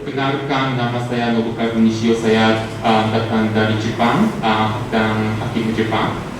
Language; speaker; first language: Indonesian; non-native, learner; Japanese